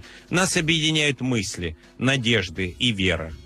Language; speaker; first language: Russian; native; Russian